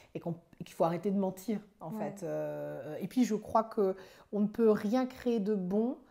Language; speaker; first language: French; native; French